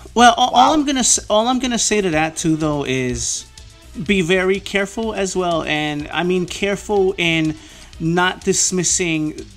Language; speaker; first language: English; early bilingual, other home language; Spanish